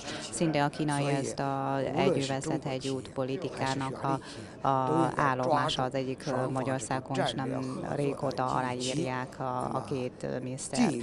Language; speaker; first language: Hungarian; non-native, learner; Chinese